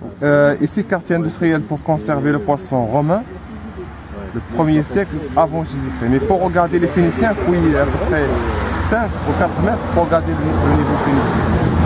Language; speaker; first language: French; non-native, local second language; Arabic